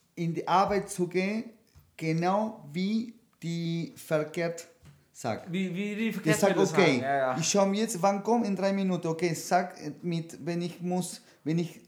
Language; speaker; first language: German; non-native, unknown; Spanish